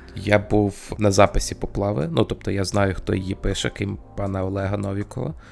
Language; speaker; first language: Ukrainian; native; Ukrainian